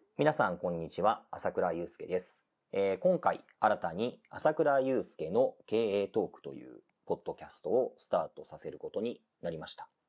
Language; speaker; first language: Japanese; native; Japanese